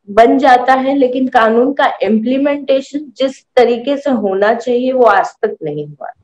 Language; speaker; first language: Hindi; native; Hindi